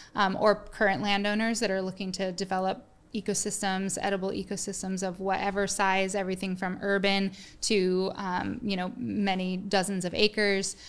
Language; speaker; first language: English; native; English